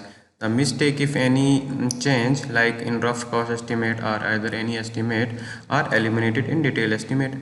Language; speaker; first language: English; non-native, local second language; Hindi